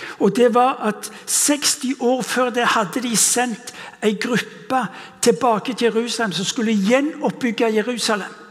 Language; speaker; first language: Norwegian; non-native, fluent; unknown